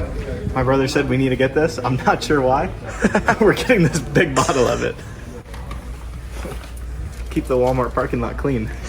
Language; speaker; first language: English; native; English